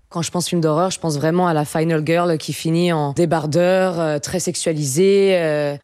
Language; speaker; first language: French; native; French